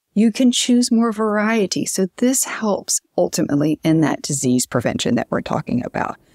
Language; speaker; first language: English; native; English